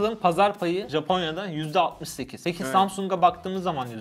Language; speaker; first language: Turkish; native; Turkish